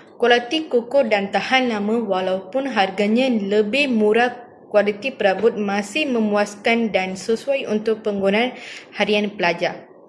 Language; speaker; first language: Malay; non-native, local second language; Tamil